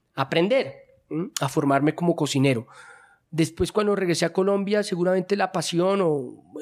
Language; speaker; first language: Spanish; native; Spanish